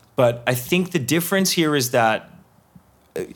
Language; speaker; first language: English; early bilingual, other home language; Sindhi